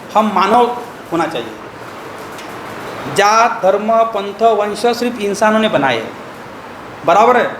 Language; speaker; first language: Hindi; non-native, local second language; Marathi